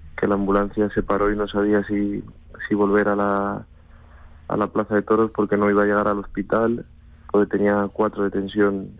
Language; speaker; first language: Spanish; native; Spanish